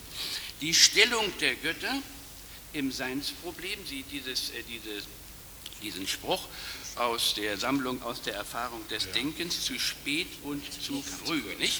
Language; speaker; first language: German; native; German